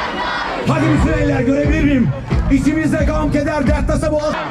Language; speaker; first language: Turkish; native; Turkish